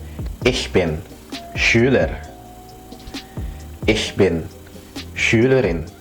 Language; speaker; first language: German; non-native, fluent; Indonesian